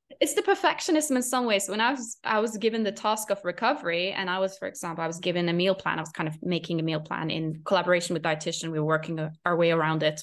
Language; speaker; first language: English; non-native, fluent; Norwegian